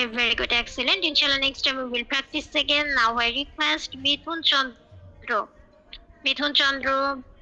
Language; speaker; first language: English; non-native, fluent; Bangla